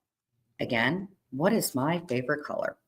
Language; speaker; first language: English; native; English